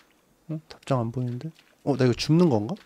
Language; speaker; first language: Korean; native; Korean